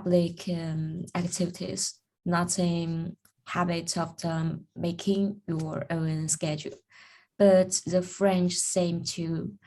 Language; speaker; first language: English; non-native, learner; Chinese